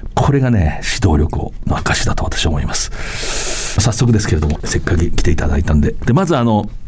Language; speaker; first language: Japanese; native; Japanese